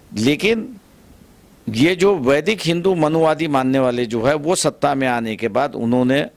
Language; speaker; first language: Hindi; non-native, local second language; Marathi